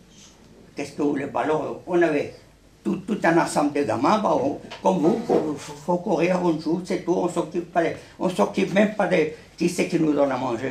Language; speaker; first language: French; early bilingual, other home language; Spanish